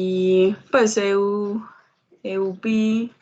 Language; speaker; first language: Portuguese; non-native, learner; Spanish